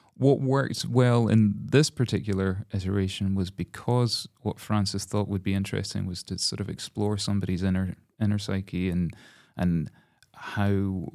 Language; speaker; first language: English; native; English